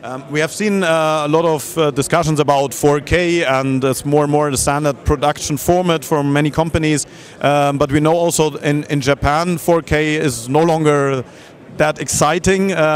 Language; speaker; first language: English; non-native, fluent; German